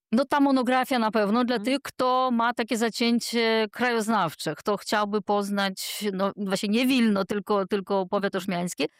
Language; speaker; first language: Polish; native; Polish